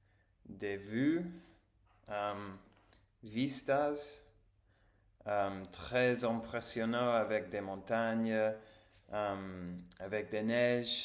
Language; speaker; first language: French; non-native, learner; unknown